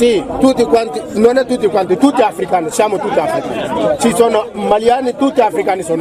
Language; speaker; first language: Italian; non-native, learner; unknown